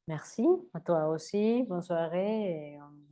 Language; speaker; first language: French; non-native, learner; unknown